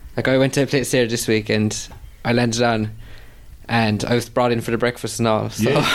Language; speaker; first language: English; native; English